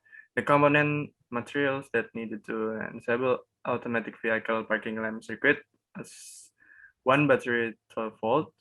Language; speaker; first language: English; non-native, learner; Indonesian